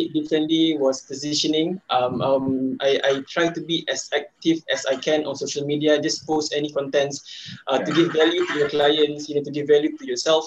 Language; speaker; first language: English; non-native, local second language; Malay